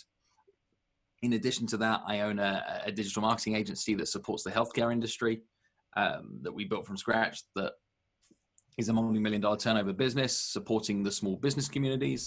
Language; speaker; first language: English; native; English